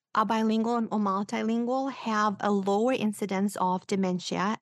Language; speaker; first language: English; non-native, fluent; Romanian